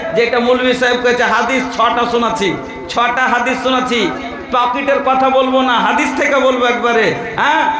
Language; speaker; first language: Bangla; non-native, local second language; Bhojpuri